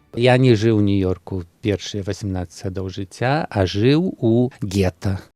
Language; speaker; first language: Belarusian; early bilingual, heritage; Belarusian